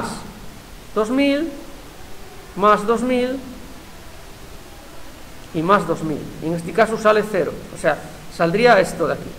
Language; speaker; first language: Spanish; native; Spanish